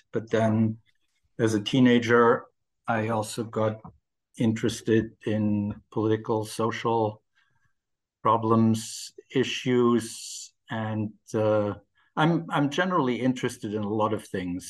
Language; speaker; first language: English; non-native, fluent; German